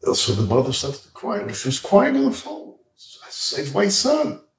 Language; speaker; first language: English; early bilingual, other home language; Hebrew